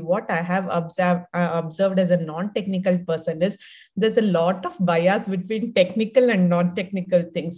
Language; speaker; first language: English; non-native, local second language; Kannada